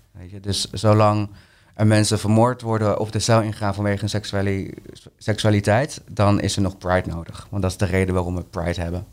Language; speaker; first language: Dutch; early bilingual, other home language; Spanish